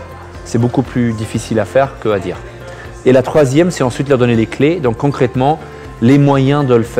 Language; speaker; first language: French; native; French